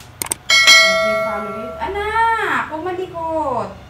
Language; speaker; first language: Filipino; native; Filipino